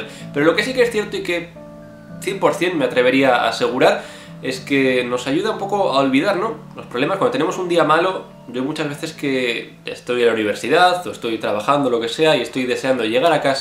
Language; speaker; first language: Spanish; native; Spanish